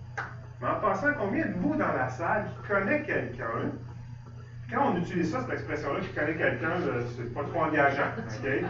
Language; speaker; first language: French; native; French